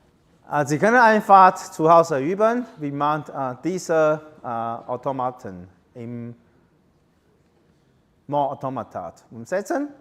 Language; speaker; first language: German; non-native, learner; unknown